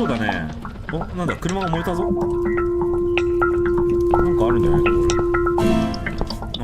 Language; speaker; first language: Japanese; native; Japanese